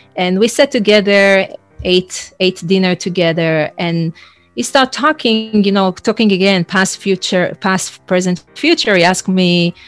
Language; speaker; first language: English; non-native, fluent; Hebrew